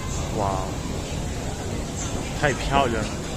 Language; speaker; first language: Chinese; non-native, fluent; Italian